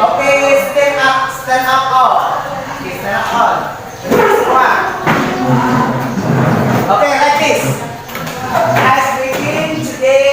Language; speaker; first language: English; non-native, learner; Indonesian